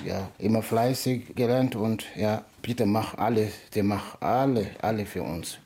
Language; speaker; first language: German; non-native, fluent; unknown